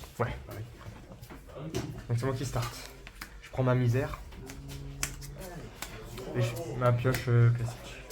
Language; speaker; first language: French; native; French